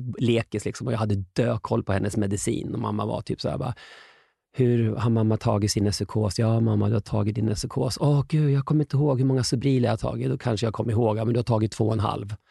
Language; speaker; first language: Swedish; native; Swedish